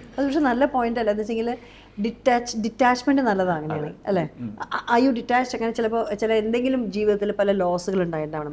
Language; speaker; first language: Malayalam; native; Malayalam